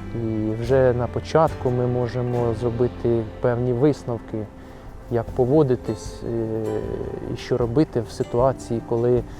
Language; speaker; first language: Ukrainian; native; Ukrainian